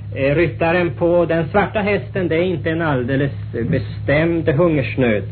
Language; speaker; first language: Swedish; native; Swedish